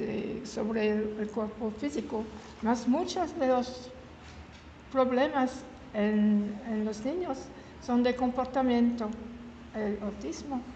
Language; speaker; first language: Spanish; non-native, learner; French